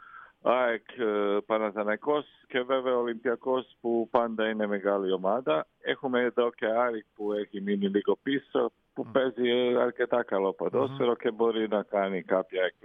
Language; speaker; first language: Greek; non-native, learner; Croatian